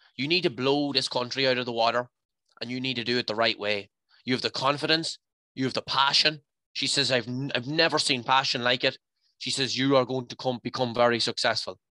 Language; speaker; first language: English; native; English